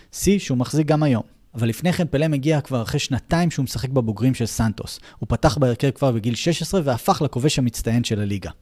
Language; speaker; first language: Hebrew; native; Hebrew